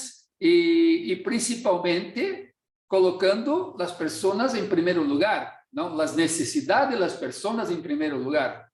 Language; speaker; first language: Portuguese; non-native, fluent; Spanish